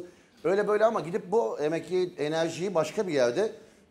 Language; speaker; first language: Turkish; native; Turkish